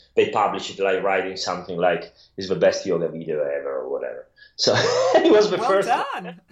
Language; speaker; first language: English; non-native, fluent; Italian